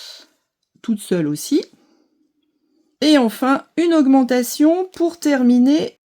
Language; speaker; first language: French; native; French